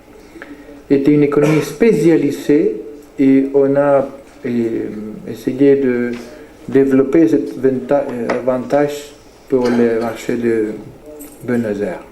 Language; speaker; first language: French; non-native, fluent; Spanish